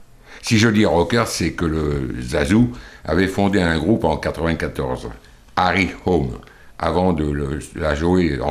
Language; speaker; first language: French; native; French